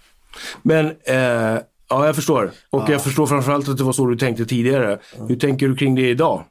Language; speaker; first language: Swedish; native; Swedish